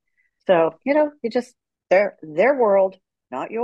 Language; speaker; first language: English; native; English